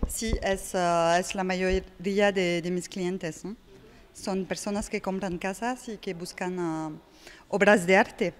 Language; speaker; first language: Spanish; non-native, fluent; French